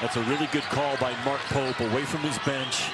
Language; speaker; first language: English; native; English